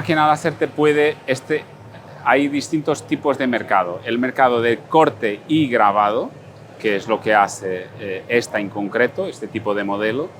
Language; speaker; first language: Spanish; non-native, fluent; Portuguese